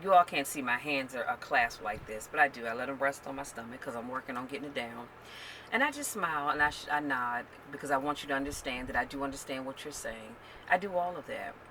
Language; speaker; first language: English; native; English